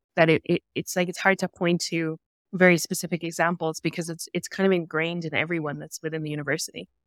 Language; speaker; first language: English; native; English